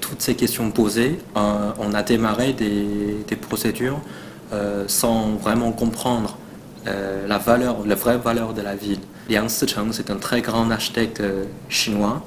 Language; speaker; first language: French; non-native, fluent; Chinese